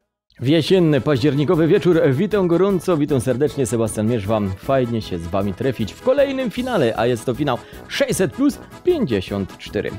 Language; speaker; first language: Polish; native; Polish